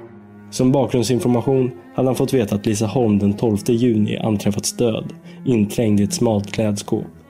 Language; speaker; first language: Swedish; native; Swedish